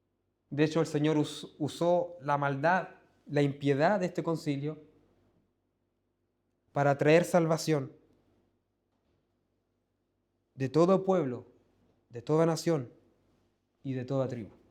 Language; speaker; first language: Spanish; native; Spanish